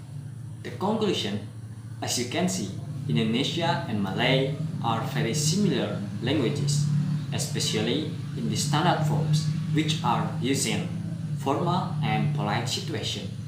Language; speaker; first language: English; non-native, learner; Indonesian